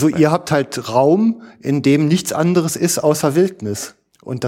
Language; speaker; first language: German; native; German